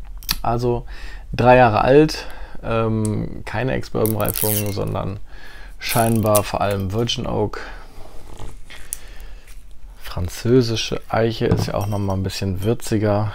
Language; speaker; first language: German; native; German